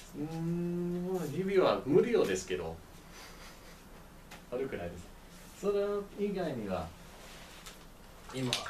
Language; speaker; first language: Japanese; non-native, learner; English